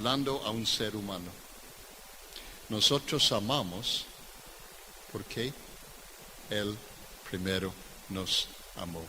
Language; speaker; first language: Spanish; non-native, fluent; English